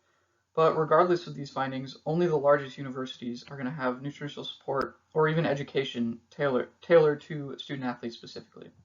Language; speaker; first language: English; native; English